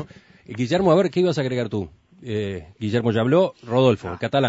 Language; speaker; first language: Spanish; native; Spanish